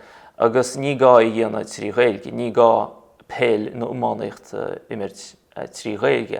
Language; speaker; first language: Irish; non-native, fluent; Russian